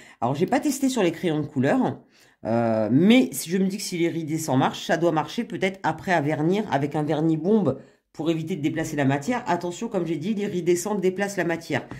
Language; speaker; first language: French; native; French